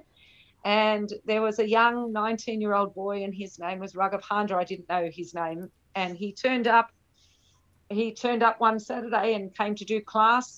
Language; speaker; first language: English; native; English